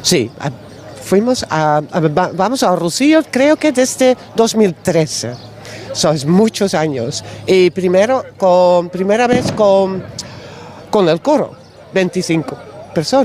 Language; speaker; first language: Spanish; non-native, learner; Dutch